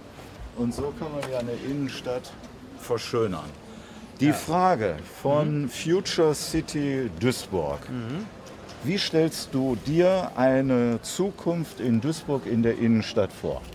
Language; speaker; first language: German; native; German